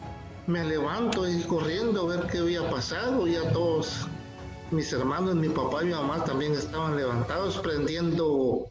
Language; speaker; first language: Spanish; native; Spanish